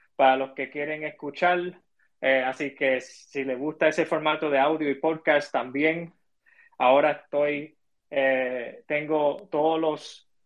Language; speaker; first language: Spanish; early bilingual, heritage; Spanish